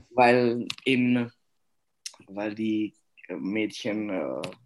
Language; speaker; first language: German; non-native, fluent; Czech